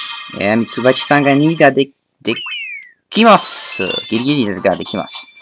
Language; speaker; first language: Japanese; non-native, learner; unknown